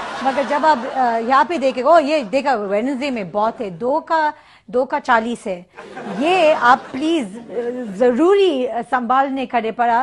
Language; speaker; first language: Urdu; non-native, learner; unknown